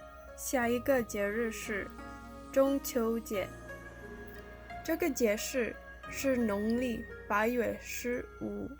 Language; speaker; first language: Chinese; non-native, learner; English